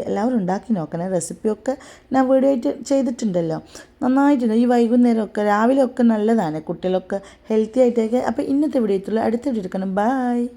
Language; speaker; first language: Malayalam; non-native, fluent; Tamil